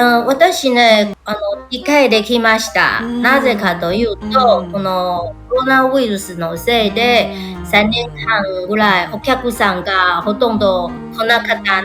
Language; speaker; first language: Japanese; non-native, learner; Chinese